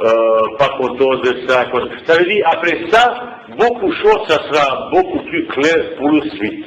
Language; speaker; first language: French; non-native, fluent; Bosnian